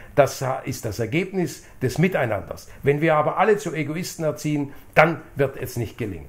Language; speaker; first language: German; native; German